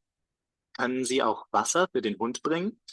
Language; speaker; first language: German; non-native, learner; Indonesian